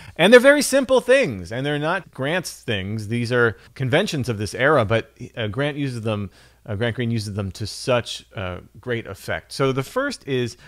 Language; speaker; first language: English; native; English